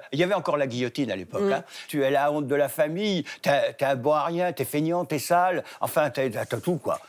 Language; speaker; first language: French; native; French